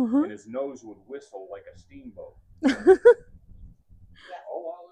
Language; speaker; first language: English; native; English